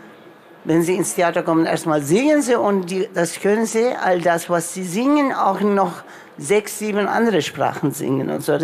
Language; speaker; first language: German; non-native, local second language; Turkish